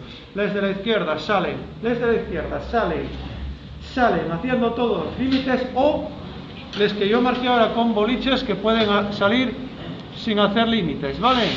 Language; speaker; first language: Spanish; native; Spanish